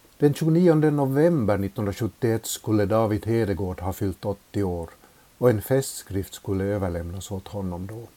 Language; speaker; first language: Swedish; native; Swedish